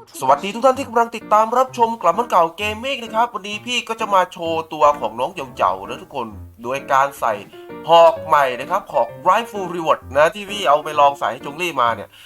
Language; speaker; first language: Thai; native; Thai